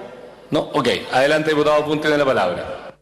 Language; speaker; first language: Spanish; native; Spanish